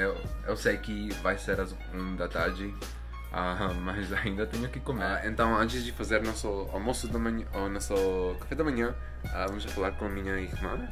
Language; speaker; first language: Portuguese; non-native, learner; Spanish